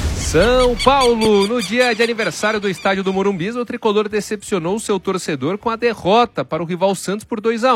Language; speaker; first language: Portuguese; native; Portuguese